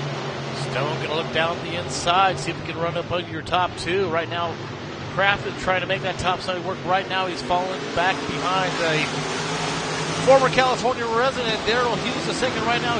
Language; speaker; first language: English; native; English